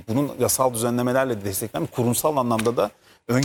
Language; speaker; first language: Turkish; native; Turkish